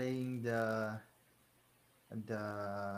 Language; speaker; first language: English; non-native, fluent; Hungarian